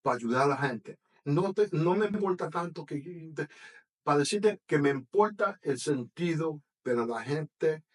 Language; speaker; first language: Spanish; early bilingual, other home language; English